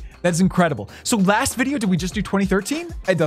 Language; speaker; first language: English; native; English